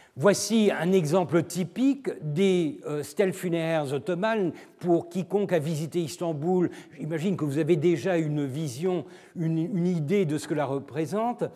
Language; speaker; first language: French; non-native, fluent; Turkish